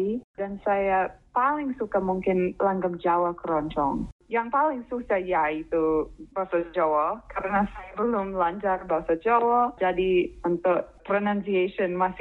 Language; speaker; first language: Indonesian; non-native, fluent; English